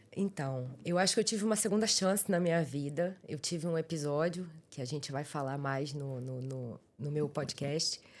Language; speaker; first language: Portuguese; native; Portuguese